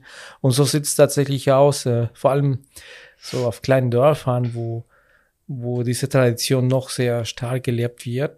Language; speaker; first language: German; non-native, fluent; Spanish